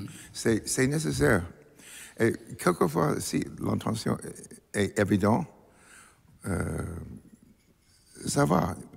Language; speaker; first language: French; non-native, learner; English